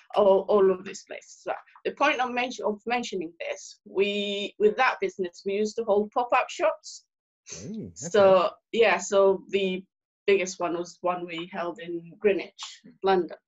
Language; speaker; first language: English; non-native, local second language; Swahili